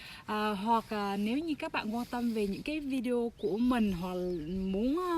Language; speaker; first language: Vietnamese; non-native, fluent; French